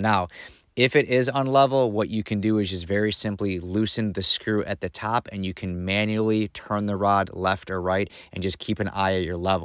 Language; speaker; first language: English; native; English